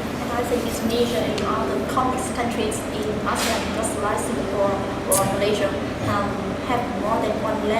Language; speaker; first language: English; non-native, fluent; Vietnamese